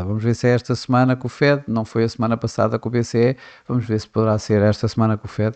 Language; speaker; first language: Portuguese; native; Portuguese